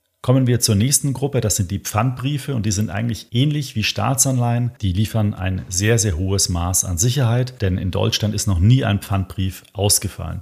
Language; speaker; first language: German; native; German